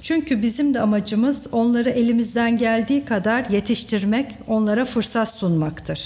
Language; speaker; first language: Turkish; native; Turkish